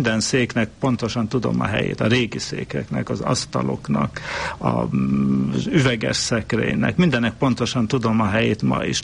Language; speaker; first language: Hungarian; native; Hungarian